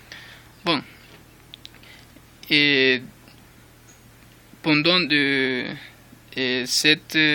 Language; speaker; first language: French; non-native, learner; Spanish